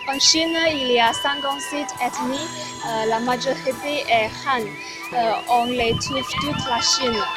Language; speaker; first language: French; non-native, learner; Chinese